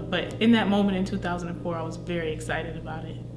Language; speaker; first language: English; native; English